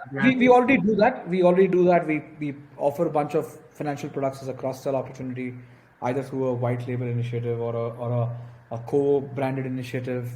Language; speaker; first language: English; non-native, local second language; Gujarati